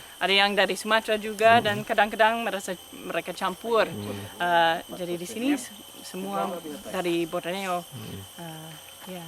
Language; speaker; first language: Indonesian; non-native, fluent; English